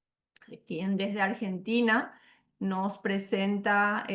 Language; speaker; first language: Spanish; native; Spanish